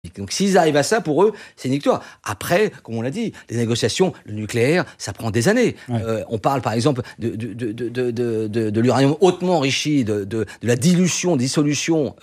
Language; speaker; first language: French; native; French